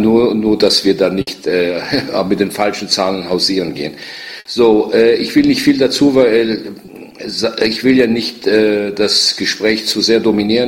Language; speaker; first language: German; native; German